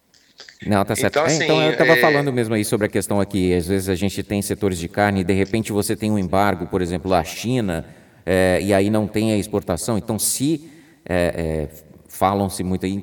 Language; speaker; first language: Portuguese; native; Portuguese